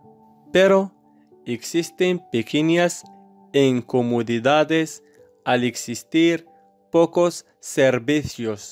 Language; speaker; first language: Spanish; non-native, learner; Arabic